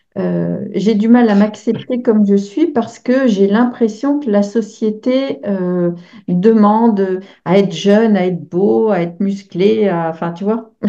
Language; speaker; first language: French; native; French